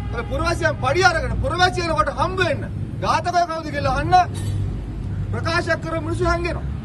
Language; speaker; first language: Sinhala; native; Sinhala